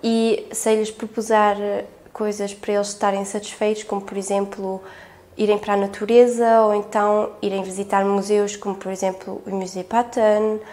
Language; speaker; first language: Portuguese; non-native, local second language; Luxembourgish